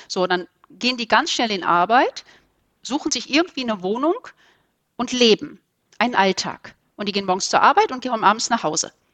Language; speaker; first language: German; early bilingual, other home language; Turkish